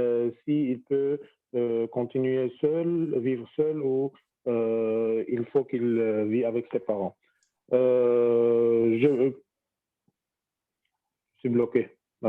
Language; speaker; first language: French; non-native, fluent; Arabic